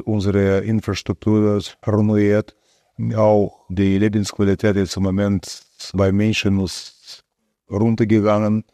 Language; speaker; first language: German; non-native, fluent; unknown